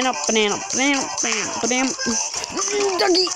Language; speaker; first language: English; native; English